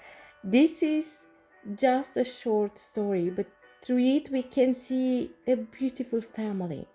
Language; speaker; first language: English; non-native, fluent; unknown